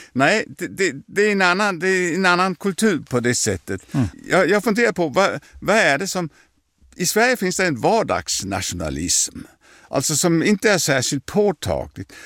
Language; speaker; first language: Swedish; native; Swedish